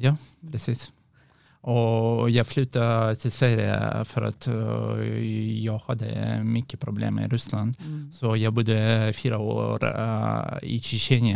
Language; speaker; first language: Swedish; non-native, learner; Russian